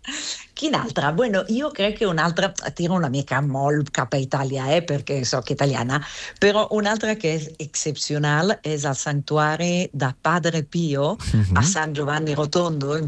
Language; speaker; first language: Catalan; non-native, fluent; Italian